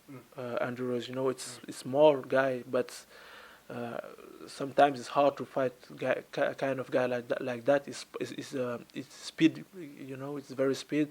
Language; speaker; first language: English; non-native, learner; French